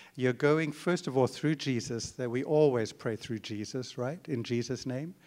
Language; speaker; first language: English; native; English